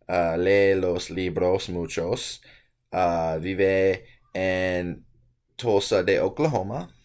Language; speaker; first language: Spanish; non-native, learner; English